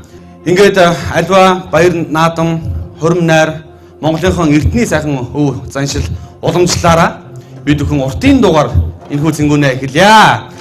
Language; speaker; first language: Mongolian; native; Mongolian